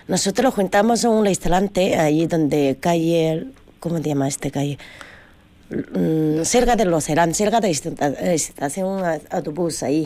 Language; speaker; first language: Spanish; non-native, learner; Chinese